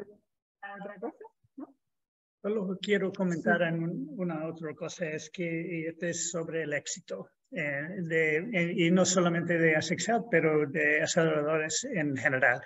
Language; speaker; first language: Spanish; non-native, fluent; English